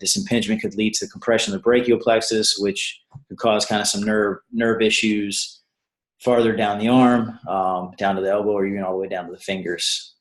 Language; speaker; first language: English; native; English